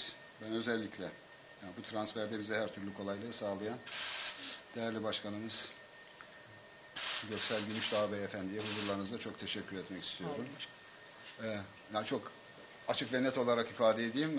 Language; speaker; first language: Turkish; native; Turkish